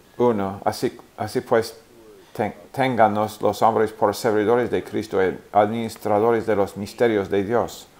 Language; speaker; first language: Spanish; non-native, fluent; English